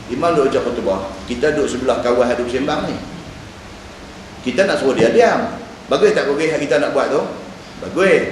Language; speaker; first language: Malay; native; Malay